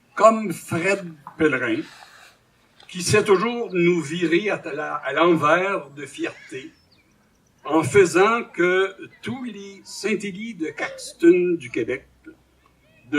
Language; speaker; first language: French; native; French